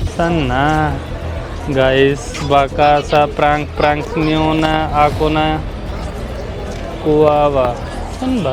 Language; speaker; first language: Filipino; non-native, learner; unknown